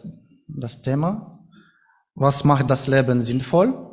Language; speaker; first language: German; non-native, learner; Ukrainian